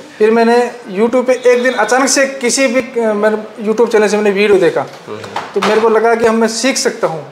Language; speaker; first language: Hindi; native; Hindi